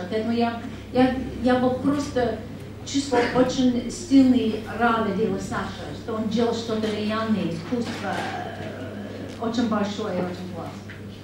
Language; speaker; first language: Russian; non-native, learner; English